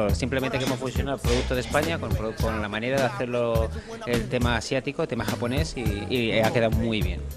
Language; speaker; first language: Spanish; native; Spanish